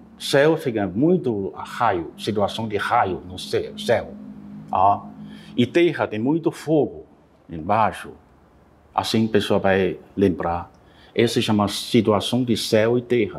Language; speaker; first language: Portuguese; non-native, learner; Chinese